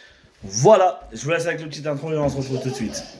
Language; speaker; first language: French; native; French